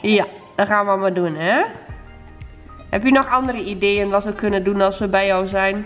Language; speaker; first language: Dutch; native; Dutch